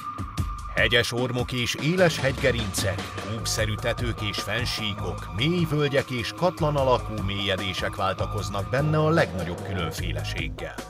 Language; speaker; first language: Hungarian; native; Hungarian